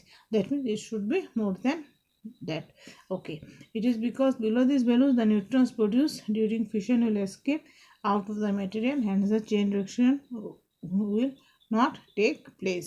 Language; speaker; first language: English; non-native, local second language; Bangla